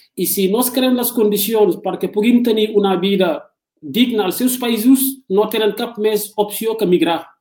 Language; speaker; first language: Catalan; non-native, fluent; Wolof